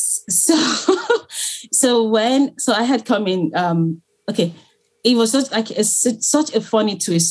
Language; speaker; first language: English; non-native, local second language; Igbo